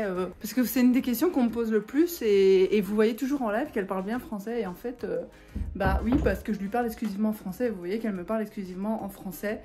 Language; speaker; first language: French; native; French